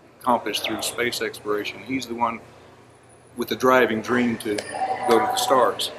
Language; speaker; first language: English; native; English